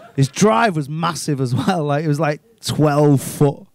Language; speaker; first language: English; native; English